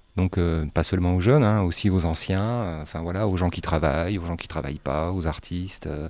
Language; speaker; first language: French; native; French